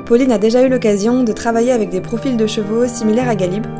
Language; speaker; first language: French; native; French